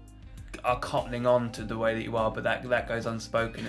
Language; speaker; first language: English; native; English